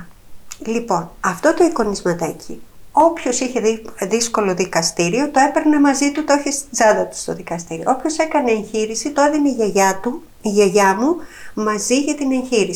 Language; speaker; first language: Greek; native; Greek